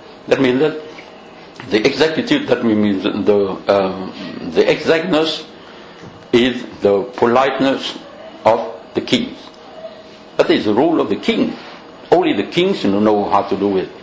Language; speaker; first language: English; non-native, fluent; Vietnamese